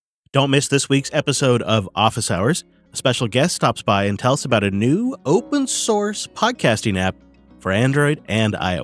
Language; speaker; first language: English; native; English